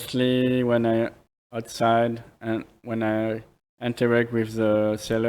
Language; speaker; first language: English; non-native, fluent; French